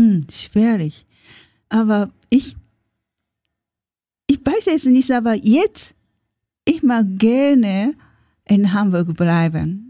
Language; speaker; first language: German; non-native, learner; Japanese